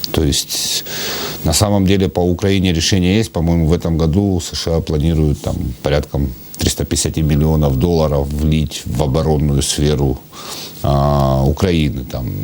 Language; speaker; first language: Russian; non-native, local second language; Georgian